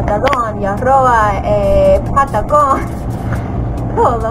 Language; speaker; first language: Spanish; non-native, learner; English